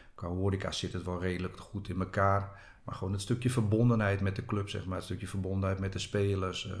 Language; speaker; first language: Dutch; native; Dutch